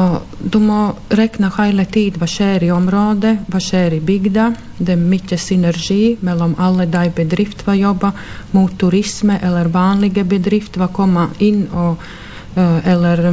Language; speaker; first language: Norwegian; non-native, fluent; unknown